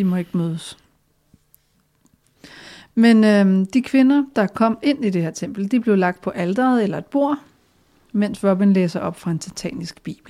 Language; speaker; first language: Danish; native; Danish